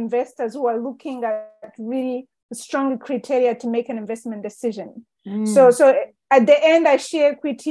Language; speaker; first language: English; non-native, local second language; Kinyarwanda